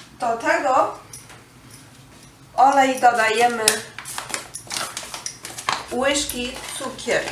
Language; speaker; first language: Polish; non-native, learner; Chinese